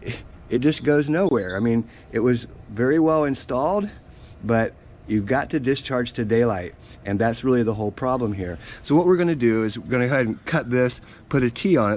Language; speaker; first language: English; native; English